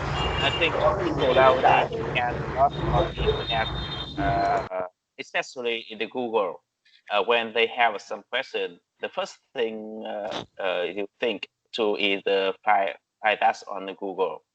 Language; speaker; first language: English; non-native, learner; Vietnamese